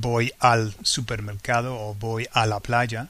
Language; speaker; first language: Spanish; non-native, fluent; English